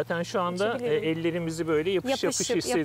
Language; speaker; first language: Turkish; native; Turkish